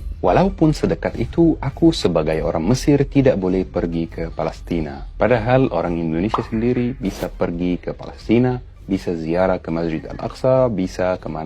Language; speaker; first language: Indonesian; non-native, fluent; Arabic